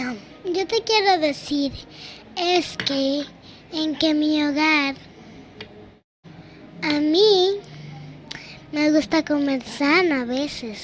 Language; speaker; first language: Spanish; early bilingual, other home language; Haitian Creole